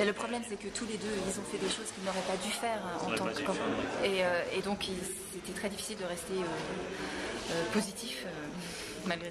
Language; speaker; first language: French; native; French